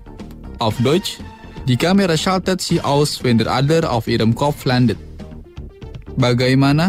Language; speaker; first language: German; non-native, fluent; Indonesian